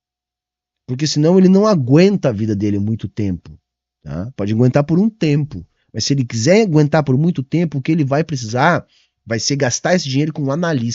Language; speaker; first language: Portuguese; native; Portuguese